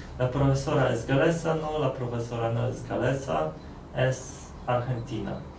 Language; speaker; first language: Spanish; non-native, learner; Polish